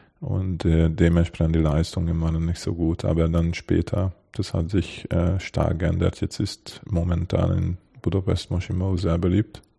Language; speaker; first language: German; non-native, fluent; Hungarian